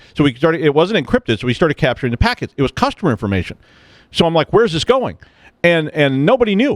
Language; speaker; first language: English; native; English